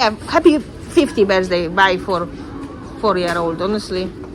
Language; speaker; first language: English; non-native, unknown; Polish